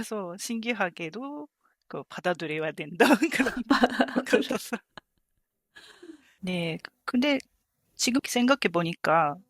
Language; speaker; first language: Korean; non-native, fluent; Japanese